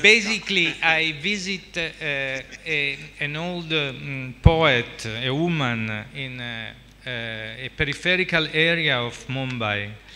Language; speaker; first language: English; non-native, fluent; Italian